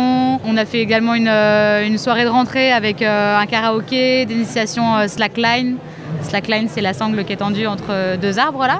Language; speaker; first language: French; native; French